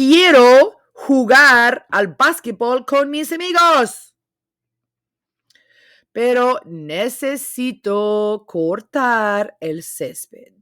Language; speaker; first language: Spanish; non-native, fluent; English